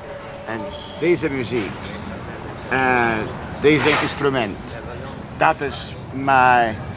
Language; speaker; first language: Dutch; non-native, fluent; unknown